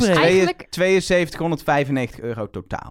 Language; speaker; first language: Dutch; native; Dutch